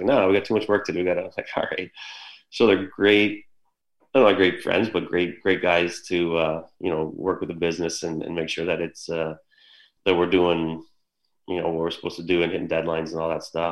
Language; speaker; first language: English; native; English